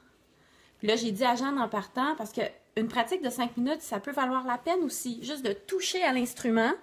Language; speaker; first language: French; native; French